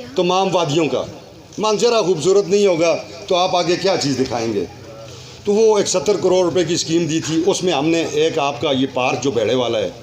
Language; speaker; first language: Urdu; non-native, local second language; Northern Hindko